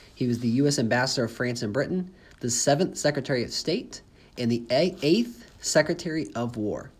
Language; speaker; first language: English; native; English